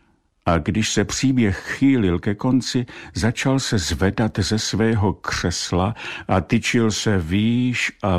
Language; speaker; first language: Czech; native; Czech